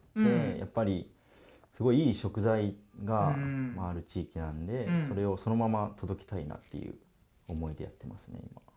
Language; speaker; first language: Japanese; native; Japanese